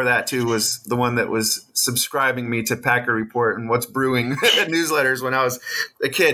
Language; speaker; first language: English; native; English